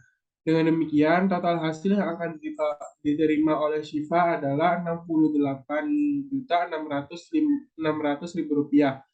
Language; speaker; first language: Indonesian; native; Indonesian